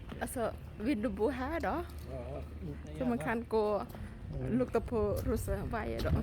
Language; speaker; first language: Swedish; non-native, learner; Thai